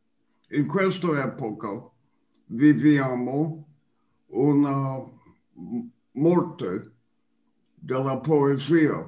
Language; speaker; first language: Italian; non-native, fluent; English